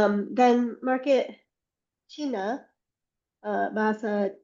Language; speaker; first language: Indonesian; non-native, learner; English